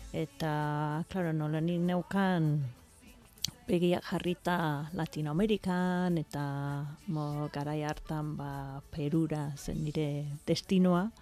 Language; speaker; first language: Basque; non-native, fluent; English